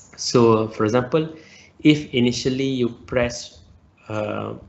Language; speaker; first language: English; non-native, local second language; Malay